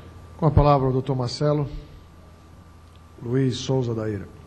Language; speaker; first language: Portuguese; native; Portuguese